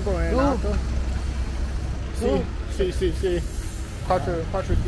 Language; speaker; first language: Spanish; non-native, learner; English